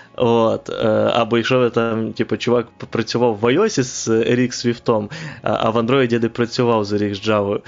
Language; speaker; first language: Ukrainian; non-native, local second language; Russian